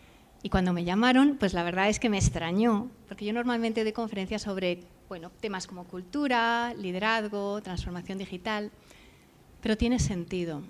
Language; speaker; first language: Spanish; native; Spanish